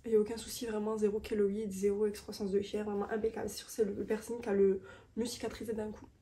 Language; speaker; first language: French; native; French